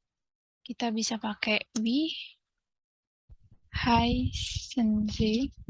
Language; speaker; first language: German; non-native, fluent; Indonesian